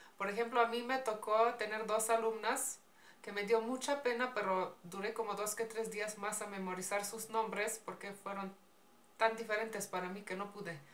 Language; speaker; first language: Spanish; non-native, fluent; Slovenian